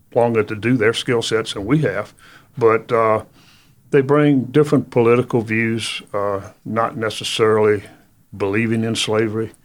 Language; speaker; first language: English; native; English